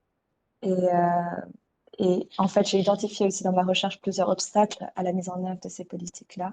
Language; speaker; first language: French; native; French